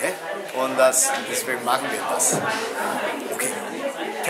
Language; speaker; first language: German; non-native, learner; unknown